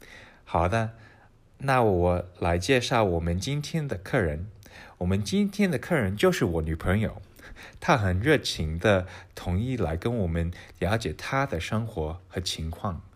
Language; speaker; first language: Chinese; early bilingual, heritage; English